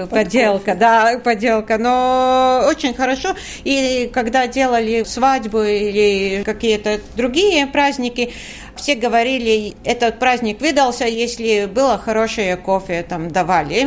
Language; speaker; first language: Russian; non-native, local second language; Latvian